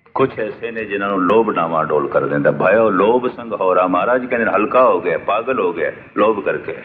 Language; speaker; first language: Hindi; non-native, local second language; Punjabi